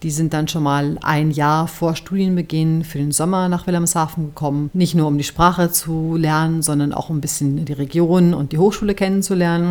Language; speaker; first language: German; native; German